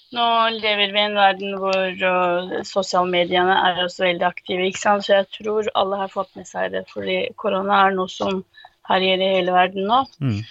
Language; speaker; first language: Norwegian; early bilingual, other home language; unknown